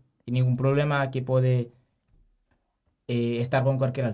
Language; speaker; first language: Spanish; non-native, learner; Haitian Creole